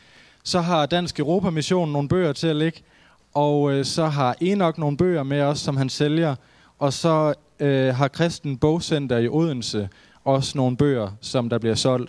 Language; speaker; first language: Danish; native; Danish